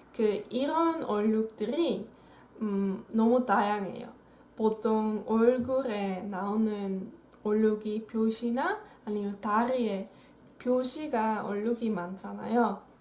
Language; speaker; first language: Korean; non-native, fluent; Dutch